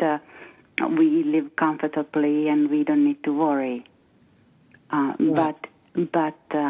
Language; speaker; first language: English; non-native, fluent; Finnish